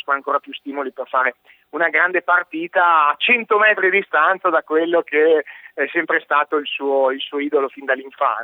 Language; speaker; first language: Italian; native; Italian